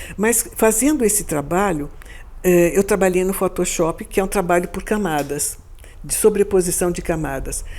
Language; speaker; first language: Portuguese; native; Portuguese